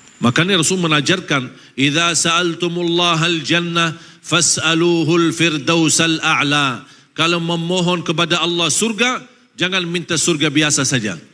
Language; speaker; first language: Malay; non-native, fluent; Arabic